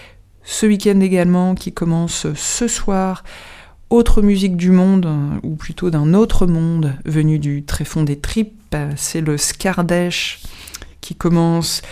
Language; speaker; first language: French; native; French